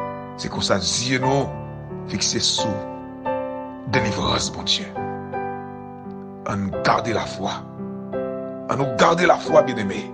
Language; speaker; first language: French; non-native, local second language; Haitian Creole